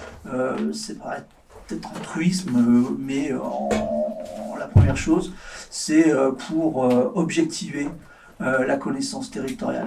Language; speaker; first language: French; native; French